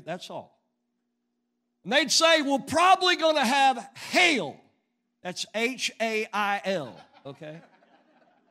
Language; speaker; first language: English; native; English